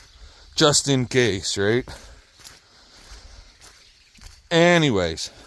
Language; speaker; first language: English; native; English